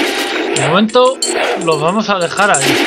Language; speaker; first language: Spanish; native; Spanish